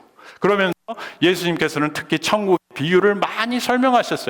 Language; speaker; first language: Korean; native; Korean